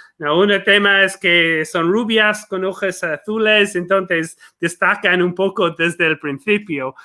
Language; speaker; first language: Spanish; non-native, fluent; English